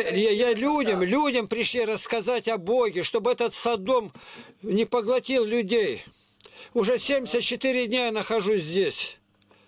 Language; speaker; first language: Russian; native; Russian